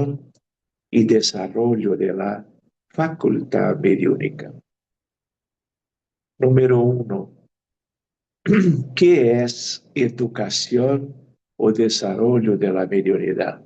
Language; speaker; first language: Spanish; non-native, fluent; Portuguese